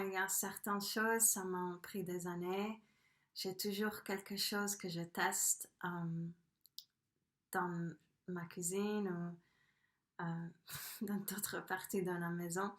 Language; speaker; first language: French; non-native, fluent; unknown